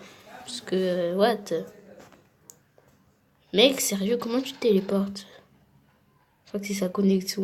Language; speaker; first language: French; native; French